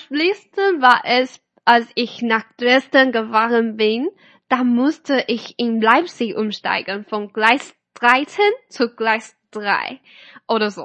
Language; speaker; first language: German; non-native, fluent; Chinese